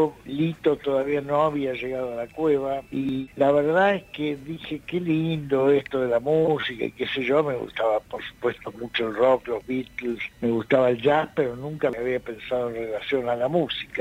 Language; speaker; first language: Spanish; native; Spanish